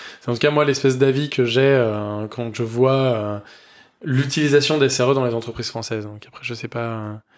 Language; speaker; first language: French; native; French